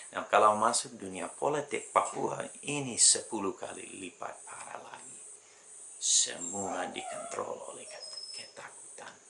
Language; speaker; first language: Indonesian; non-native, fluent; English